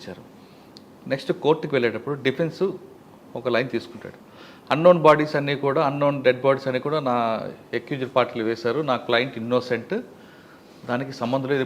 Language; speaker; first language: Telugu; native; Telugu